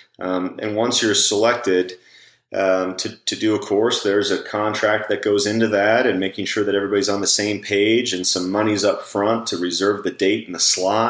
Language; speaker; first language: English; native; English